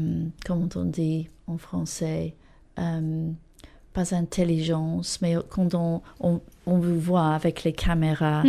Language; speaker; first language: French; non-native, fluent; English